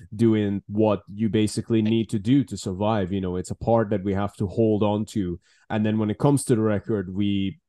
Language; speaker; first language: English; non-native, fluent; Persian